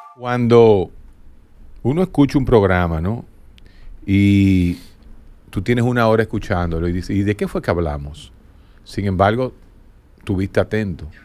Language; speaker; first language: Spanish; native; Spanish